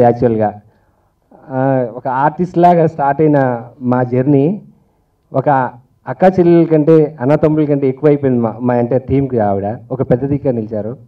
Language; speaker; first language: Telugu; native; Telugu